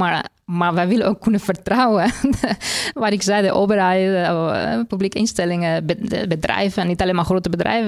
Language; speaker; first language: Dutch; non-native, fluent; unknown